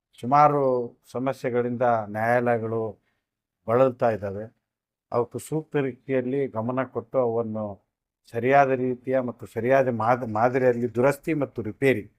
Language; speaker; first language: Kannada; native; Kannada